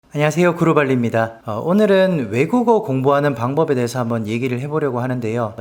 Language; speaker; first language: Korean; native; Korean